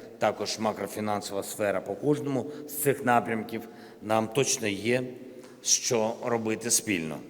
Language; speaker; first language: Ukrainian; non-native, local second language; Russian